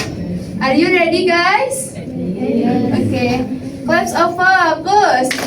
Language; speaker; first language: English; non-native, learner; Indonesian